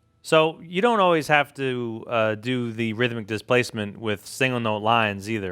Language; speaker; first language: English; native; English